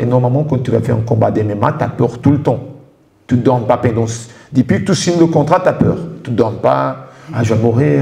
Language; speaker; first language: French; non-native, fluent; Portuguese